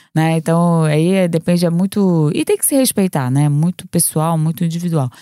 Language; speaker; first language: Portuguese; native; Portuguese